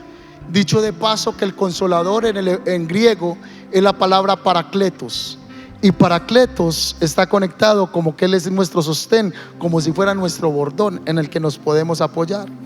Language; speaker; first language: Spanish; native; Spanish